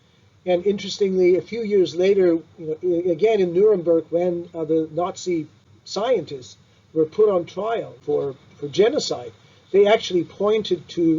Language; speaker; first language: English; non-native, fluent; Turkish